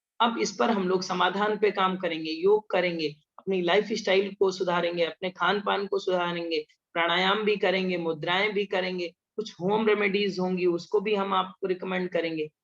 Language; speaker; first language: Hindi; native; Hindi